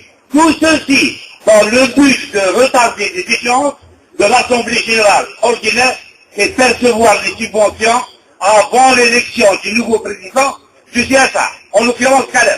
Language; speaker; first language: French; non-native, local second language; Arabic